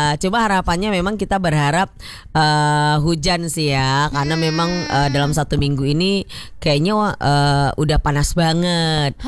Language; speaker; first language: Indonesian; native; Indonesian